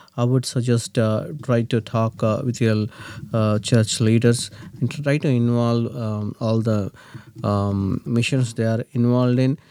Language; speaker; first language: English; non-native, local second language; Telugu